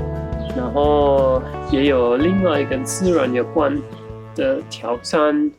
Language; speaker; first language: Chinese; non-native, fluent; German